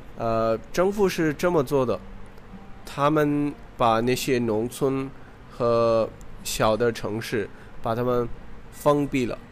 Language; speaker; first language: Chinese; non-native, fluent; Urdu